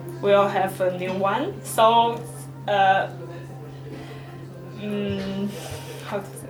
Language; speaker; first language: English; non-native, learner; Chinese